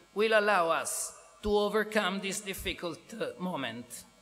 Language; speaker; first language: English; non-native, fluent; Italian